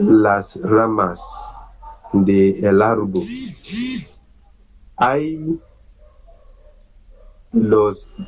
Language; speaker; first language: Spanish; non-native, learner; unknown